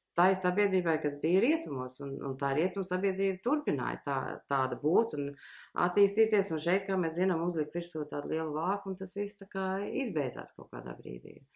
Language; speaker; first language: Latvian; early bilingual, heritage; Latvian